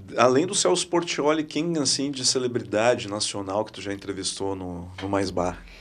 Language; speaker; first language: Portuguese; native; Portuguese